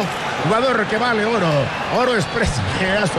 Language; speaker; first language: Spanish; native; Spanish